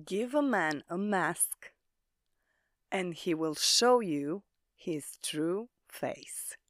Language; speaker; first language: English; non-native, fluent; Romanian